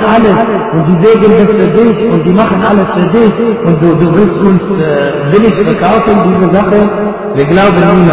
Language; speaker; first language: German; non-native, fluent; Arabic